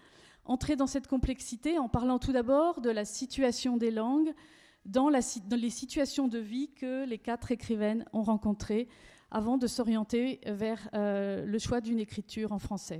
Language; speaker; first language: French; native; French